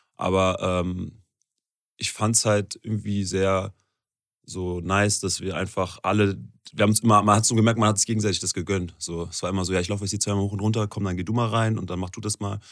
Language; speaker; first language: German; native; German